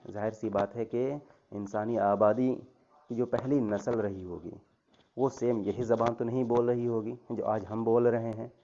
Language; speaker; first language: Urdu; native; Urdu